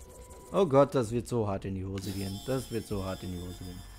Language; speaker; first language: German; native; German